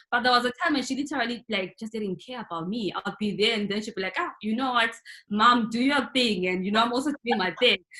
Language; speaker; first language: English; non-native, local second language; North Ndebele